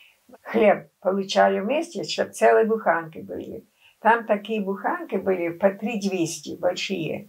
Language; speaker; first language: Russian; non-native, local second language; German